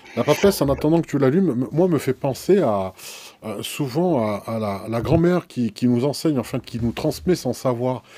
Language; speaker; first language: French; native; French